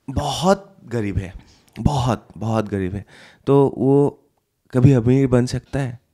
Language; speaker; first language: Hindi; non-native, local second language; Assamese